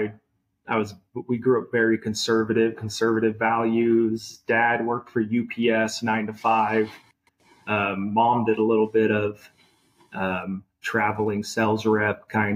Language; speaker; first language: English; native; English